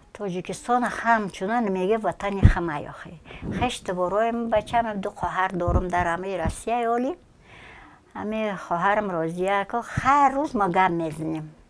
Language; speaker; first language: Tajik; non-native, local second language; Russian